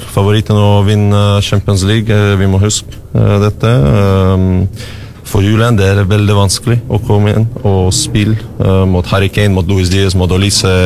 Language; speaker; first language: Norwegian; non-native, fluent; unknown